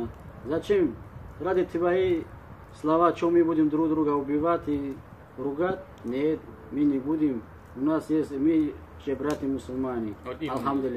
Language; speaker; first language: Russian; non-native, learner; Tajik